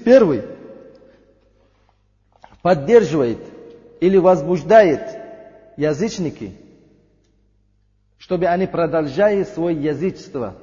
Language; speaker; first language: Russian; non-native, learner; Uzbek